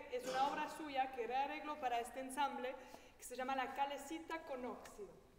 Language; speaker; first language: Spanish; non-native, fluent; French